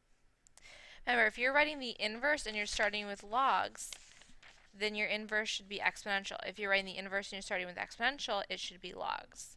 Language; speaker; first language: English; native; English